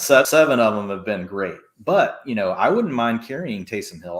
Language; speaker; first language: English; native; English